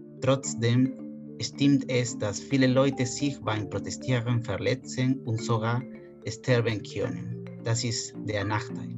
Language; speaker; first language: German; non-native, fluent; Spanish